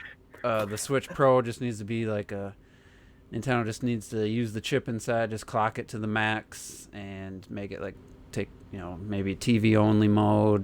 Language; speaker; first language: English; native; English